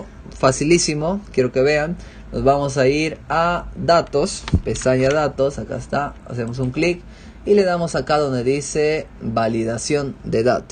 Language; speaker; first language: Spanish; native; Spanish